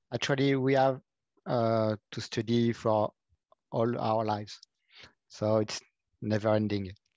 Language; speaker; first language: English; non-native, fluent; French